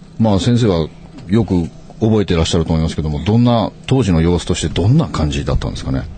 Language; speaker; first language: Japanese; native; Japanese